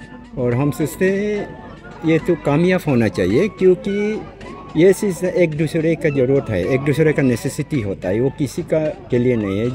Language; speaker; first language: Hindi; non-native, local second language; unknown